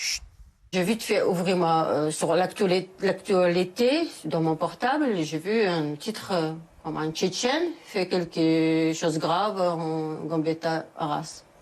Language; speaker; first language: French; non-native, learner; Chechen